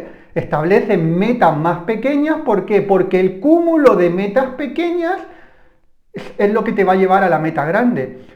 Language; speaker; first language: Spanish; native; Spanish